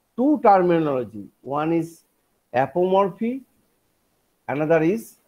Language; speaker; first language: English; non-native, local second language; Bangla